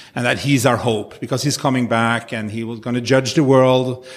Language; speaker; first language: English; non-native, fluent; Norwegian